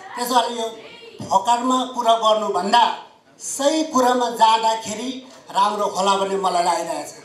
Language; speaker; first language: Nepali; non-native, local second language; Sherpa